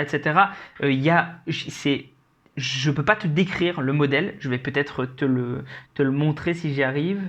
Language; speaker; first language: French; native; French